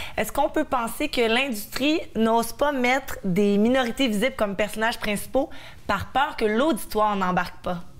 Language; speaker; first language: French; native; French